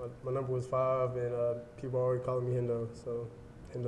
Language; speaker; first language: English; native; English